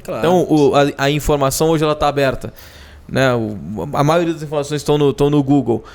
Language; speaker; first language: Portuguese; native; Portuguese